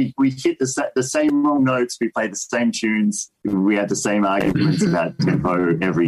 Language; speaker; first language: English; native; English